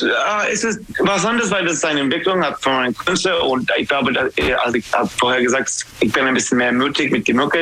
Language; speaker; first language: German; non-native, learner; English